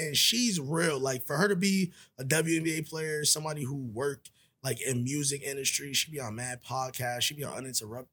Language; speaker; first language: English; native; English